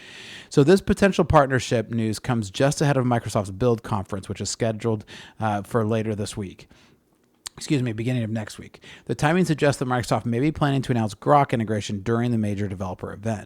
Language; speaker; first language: English; native; English